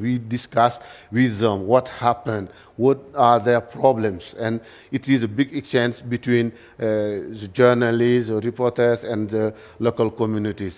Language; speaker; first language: English; non-native, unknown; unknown